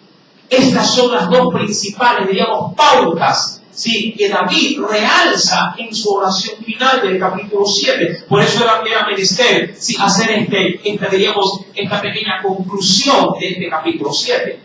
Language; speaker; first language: Spanish; native; Spanish